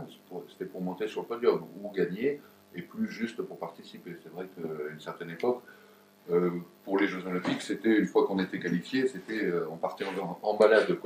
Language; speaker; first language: French; native; French